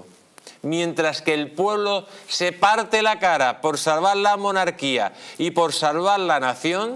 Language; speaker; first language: Spanish; native; Spanish